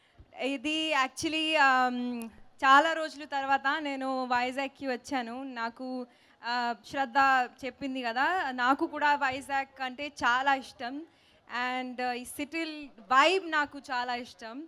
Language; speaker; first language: Telugu; non-native, local second language; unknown